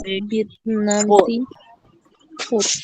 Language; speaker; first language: English; non-native, learner; Spanish